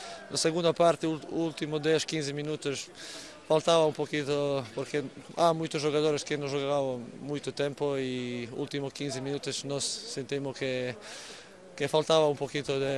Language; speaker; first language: Portuguese; non-native, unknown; Serbian